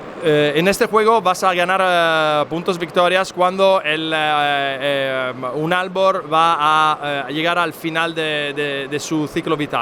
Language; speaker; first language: Spanish; non-native, fluent; Italian